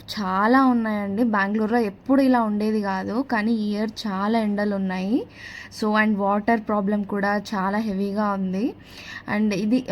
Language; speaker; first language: Telugu; non-native, local second language; Kannada